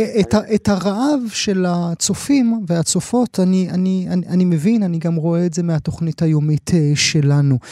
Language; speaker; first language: Hebrew; native; Hebrew